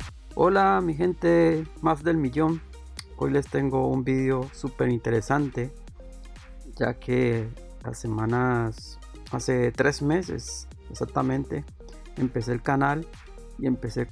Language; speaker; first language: Spanish; native; Spanish